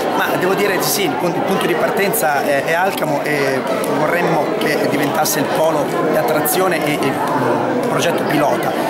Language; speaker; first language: Italian; native; Italian